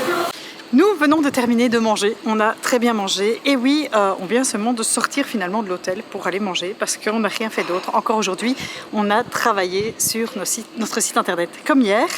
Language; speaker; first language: French; native; French